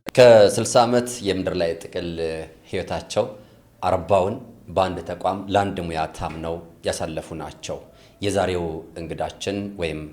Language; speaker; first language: Amharic; native; Amharic